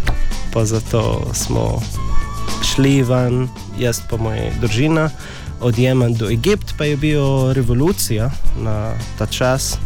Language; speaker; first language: Slovenian; non-native, learner; Arabic